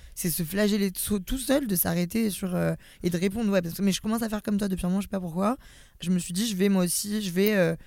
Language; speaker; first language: French; native; French